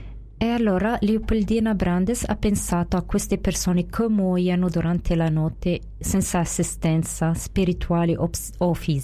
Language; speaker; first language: Italian; non-native, fluent; Arabic